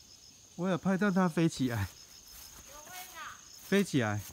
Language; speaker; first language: Chinese; native; Chinese